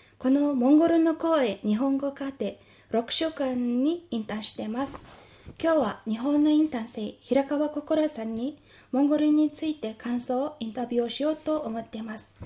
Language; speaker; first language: Japanese; non-native, learner; Mongolian